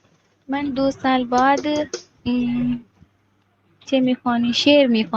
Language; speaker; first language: Persian; non-native, learner; Urdu